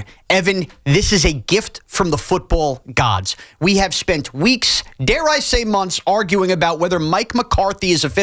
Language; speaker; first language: English; native; English